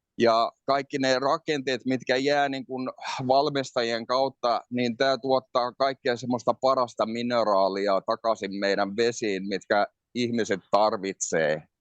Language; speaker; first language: Finnish; early bilingual, heritage; Finnish